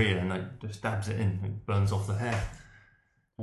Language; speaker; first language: English; native; English